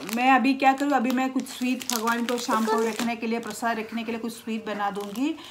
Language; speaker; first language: Hindi; non-native, local second language; Malayalam